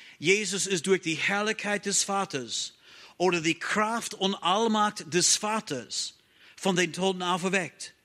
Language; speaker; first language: German; non-native, fluent; English